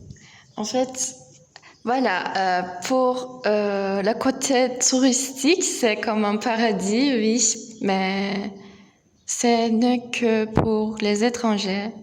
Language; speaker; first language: French; non-native, learner; Turkish